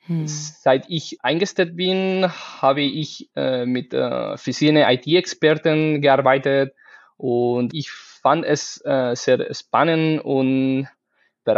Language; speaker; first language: German; non-native, learner; Spanish